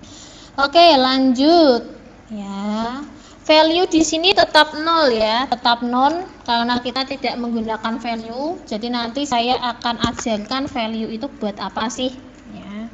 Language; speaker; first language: Indonesian; native; Indonesian